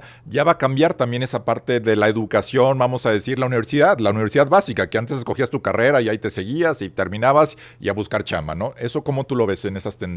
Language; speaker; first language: Spanish; native; Spanish